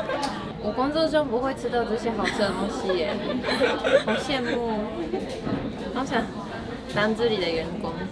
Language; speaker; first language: Chinese; non-native, fluent; Japanese